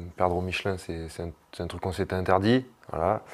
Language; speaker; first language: French; native; French